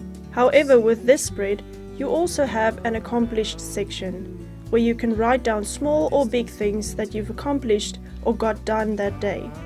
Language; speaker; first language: English; native; English